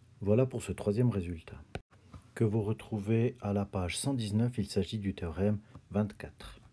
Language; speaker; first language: French; native; French